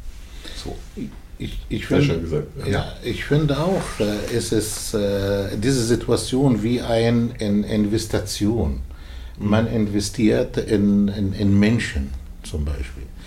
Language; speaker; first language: German; non-native, learner; Arabic